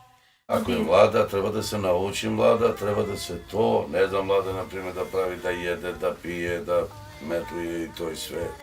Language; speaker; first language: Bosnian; non-native, local second language; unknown